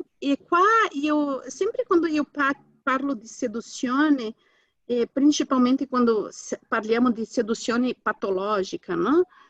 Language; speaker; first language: Italian; non-native, fluent; Portuguese